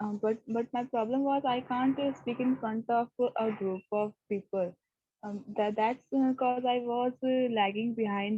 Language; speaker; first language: English; non-native, learner; Hindi